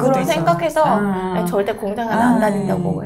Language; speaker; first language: Korean; non-native, fluent; Vietnamese